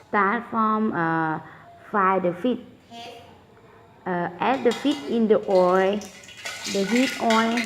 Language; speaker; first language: English; non-native, learner; Thai